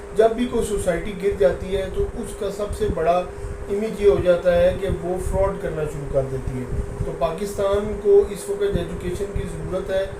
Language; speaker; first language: Urdu; native; Urdu